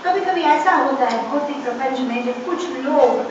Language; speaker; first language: Hindi; non-native, local second language; Telugu